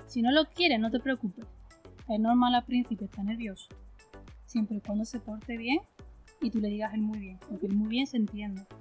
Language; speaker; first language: Spanish; native; Spanish